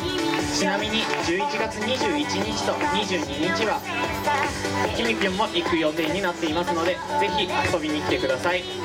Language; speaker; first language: Japanese; native; Japanese